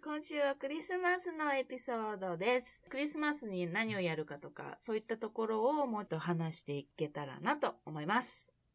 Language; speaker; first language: Japanese; early bilingual, heritage; Japanese